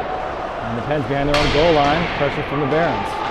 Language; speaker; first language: English; native; English